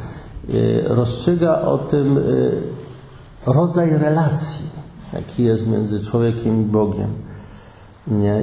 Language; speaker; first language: Polish; native; Polish